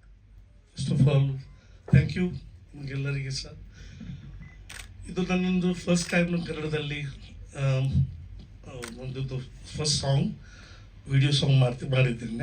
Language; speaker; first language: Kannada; non-native, local second language; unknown